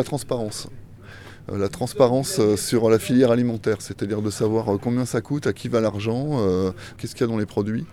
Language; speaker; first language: French; native; French